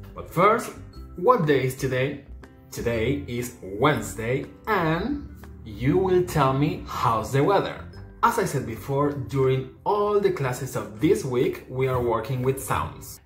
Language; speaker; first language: English; non-native, fluent; Spanish